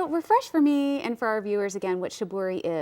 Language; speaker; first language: English; native; English